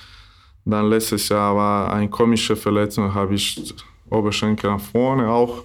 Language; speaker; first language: German; non-native, learner; Bosnian